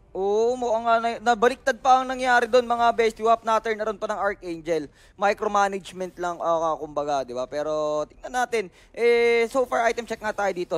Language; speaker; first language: Filipino; native; Filipino